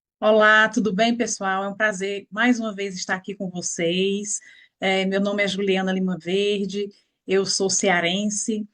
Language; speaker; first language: Portuguese; native; Portuguese